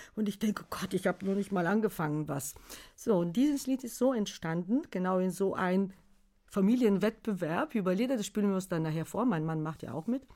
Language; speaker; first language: German; non-native, fluent; Bulgarian